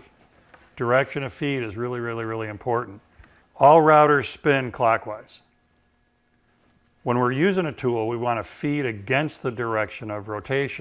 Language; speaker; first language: English; native; English